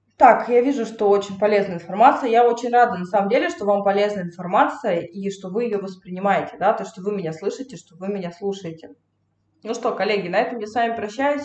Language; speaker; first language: Russian; native; Russian